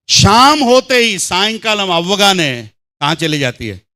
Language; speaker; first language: Hindi; non-native, local second language; Telugu